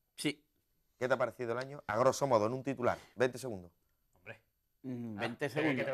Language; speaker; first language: Spanish; native; Spanish